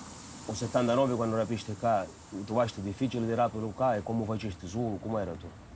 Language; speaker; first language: Italian; early bilingual, heritage; Italian